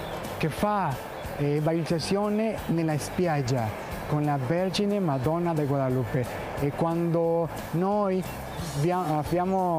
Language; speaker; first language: Italian; non-native, learner; Spanish